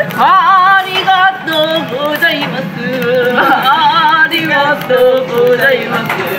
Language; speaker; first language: Japanese; non-native, learner; Korean